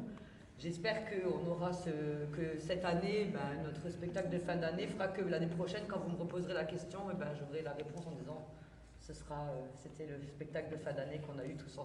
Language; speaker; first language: French; native; French